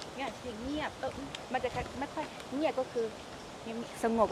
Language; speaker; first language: Thai; native; Thai